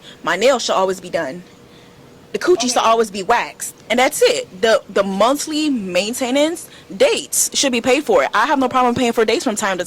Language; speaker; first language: English; native; English